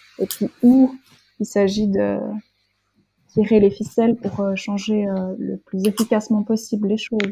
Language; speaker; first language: French; native; French